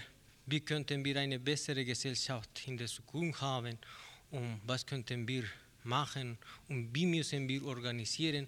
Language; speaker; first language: German; non-native, learner; Spanish